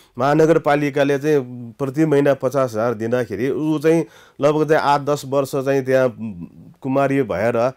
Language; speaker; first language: Nepali; non-native, local second language; Newari